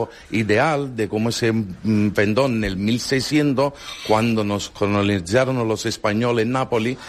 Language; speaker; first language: Spanish; non-native, fluent; Italian